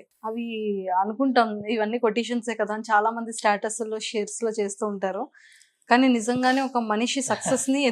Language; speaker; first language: Telugu; native; Telugu